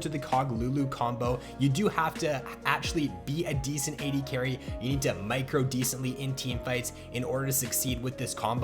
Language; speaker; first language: English; native; English